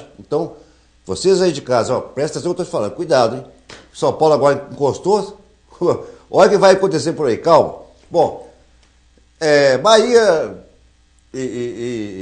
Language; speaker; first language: Portuguese; native; Portuguese